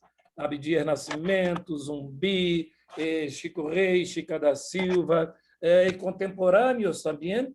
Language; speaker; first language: Portuguese; non-native, fluent; Spanish